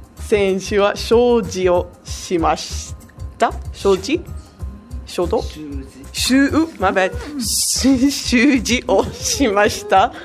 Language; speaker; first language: Japanese; non-native, learner; English